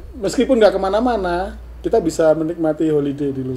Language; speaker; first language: Indonesian; native; Indonesian